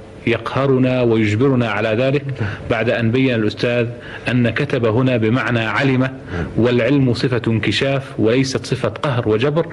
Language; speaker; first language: Arabic; native; Arabic